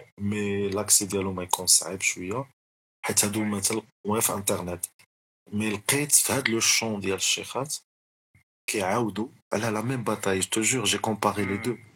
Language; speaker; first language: French; non-native, local second language; Arabic